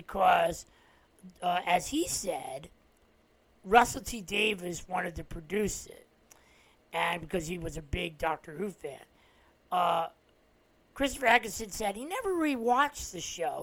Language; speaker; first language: English; native; English